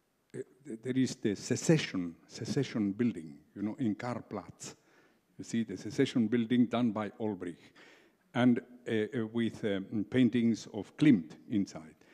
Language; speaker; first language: English; non-native, fluent; Spanish